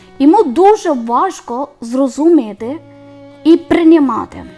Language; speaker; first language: Ukrainian; non-native, learner; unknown